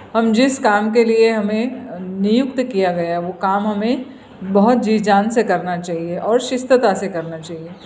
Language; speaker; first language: Hindi; non-native, local second language; Marathi